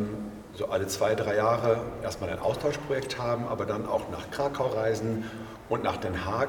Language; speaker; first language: German; native; German